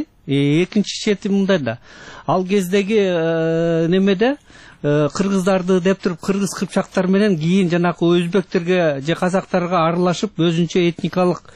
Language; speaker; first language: Kyrgyz; native; Kyrgyz